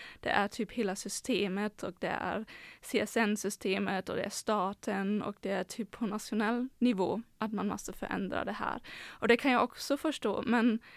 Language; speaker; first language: Swedish; non-native, fluent; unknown